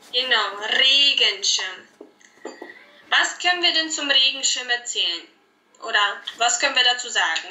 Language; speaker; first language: German; native; German